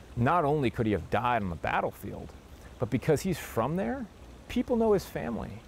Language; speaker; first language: English; native; English